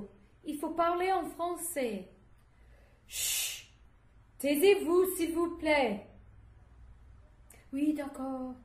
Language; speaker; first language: French; non-native, learner; English